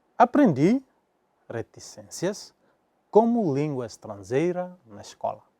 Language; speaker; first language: Portuguese; non-native, local second language; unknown